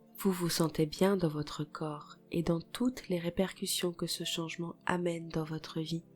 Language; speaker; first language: French; native; French